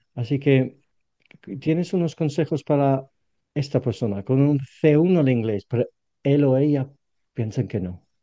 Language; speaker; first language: Spanish; non-native, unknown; English